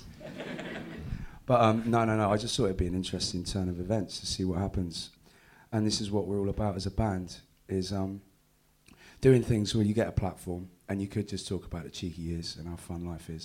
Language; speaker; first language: English; native; English